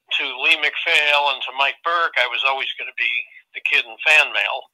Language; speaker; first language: English; native; English